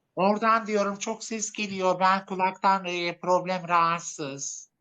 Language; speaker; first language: Turkish; non-native, local second language; Arabic